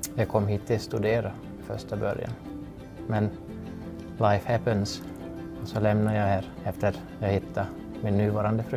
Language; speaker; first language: Swedish; non-native, fluent; Hungarian